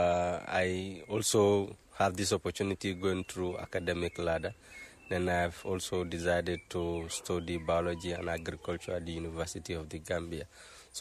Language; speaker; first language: English; non-native, local second language; Mandingo